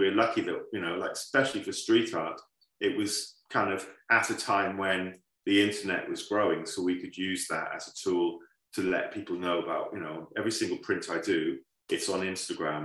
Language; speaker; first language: English; native; English